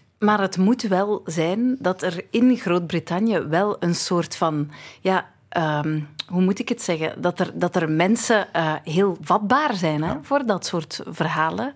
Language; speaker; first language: Dutch; native; Dutch